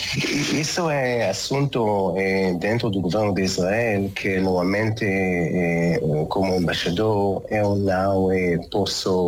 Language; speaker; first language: Portuguese; non-native, learner; Hebrew